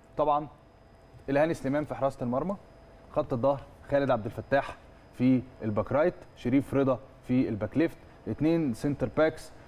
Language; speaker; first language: Arabic; native; Arabic